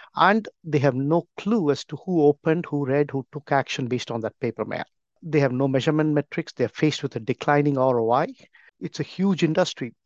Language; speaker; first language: English; non-native, local second language; Tamil